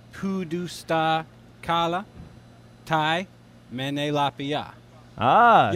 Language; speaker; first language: Finnish; non-native, learner; English